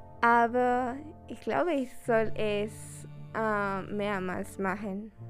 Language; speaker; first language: German; non-native, learner; Spanish